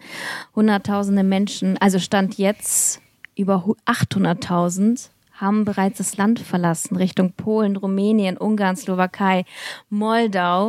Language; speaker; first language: German; early bilingual, other home language; Russian